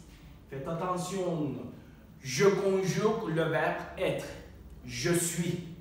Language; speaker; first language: French; non-native, fluent; Turkish